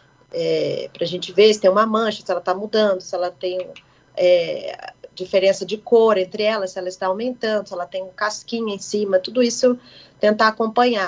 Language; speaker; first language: Portuguese; native; Portuguese